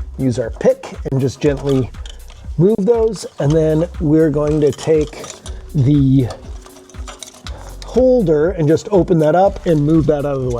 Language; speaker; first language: English; native; English